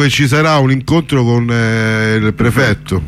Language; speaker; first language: Italian; native; Italian